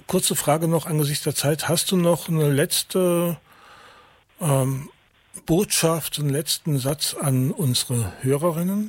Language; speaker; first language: German; native; German